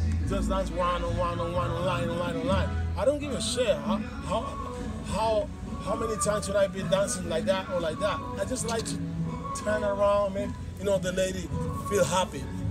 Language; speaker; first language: English; non-native, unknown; Spanish